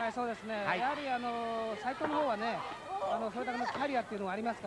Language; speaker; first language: Japanese; native; Japanese